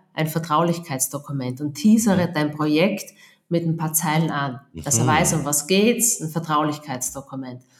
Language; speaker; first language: German; native; German